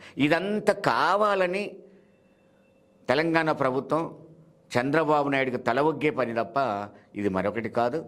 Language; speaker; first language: Telugu; native; Telugu